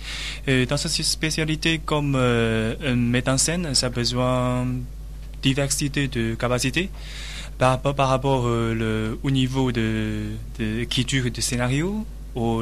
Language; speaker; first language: French; non-native, learner; Chinese